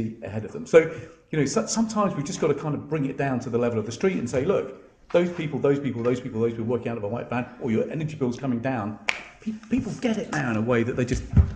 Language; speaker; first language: English; native; English